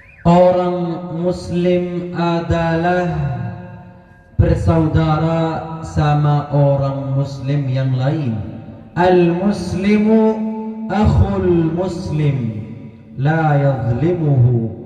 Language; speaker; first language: Indonesian; non-native, fluent; Arabic